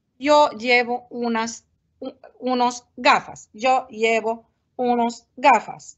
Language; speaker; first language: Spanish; non-native, fluent; Arabic